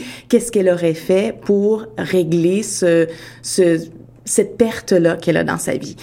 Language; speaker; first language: French; native; French